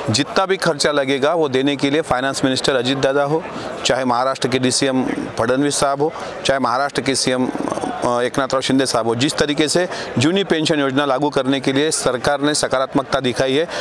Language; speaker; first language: Hindi; non-native, local second language; Marathi